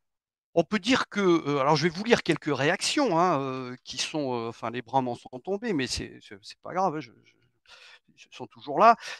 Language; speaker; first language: French; native; French